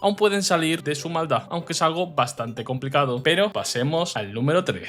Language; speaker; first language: Spanish; native; Spanish